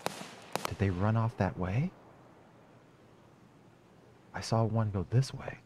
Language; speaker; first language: English; native; English